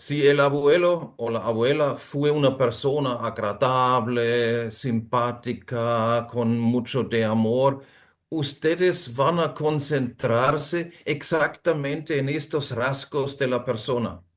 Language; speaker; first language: Spanish; non-native, fluent; German